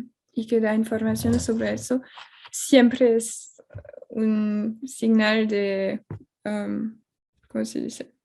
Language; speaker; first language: Spanish; non-native, fluent; French